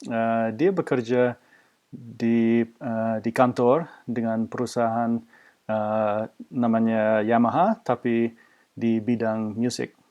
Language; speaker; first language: Indonesian; non-native, fluent; English